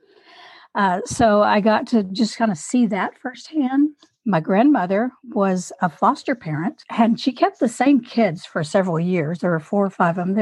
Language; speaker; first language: English; native; English